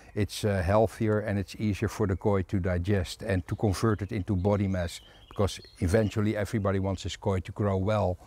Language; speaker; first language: English; non-native, fluent; Dutch